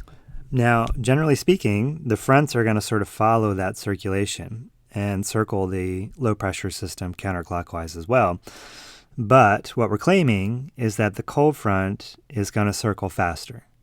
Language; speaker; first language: English; native; English